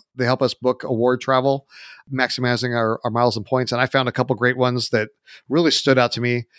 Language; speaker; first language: English; native; English